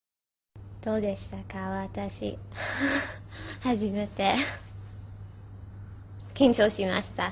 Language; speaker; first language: Japanese; non-native, learner; English